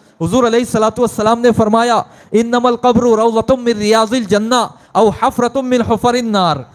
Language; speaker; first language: Urdu; native; Urdu